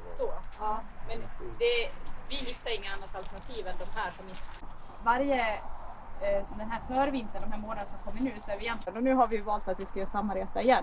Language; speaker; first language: Swedish; native; Swedish